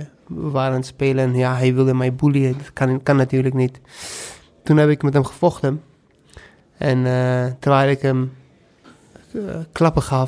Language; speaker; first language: Dutch; non-native, fluent; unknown